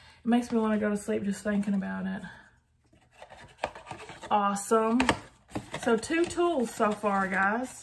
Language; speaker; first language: English; native; English